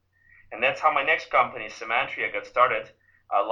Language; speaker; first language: English; non-native, fluent; Ukrainian